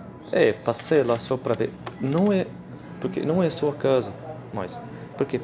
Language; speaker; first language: Portuguese; non-native, fluent; Arabic